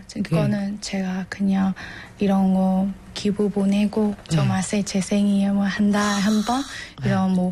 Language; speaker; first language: Korean; non-native, learner; Burmese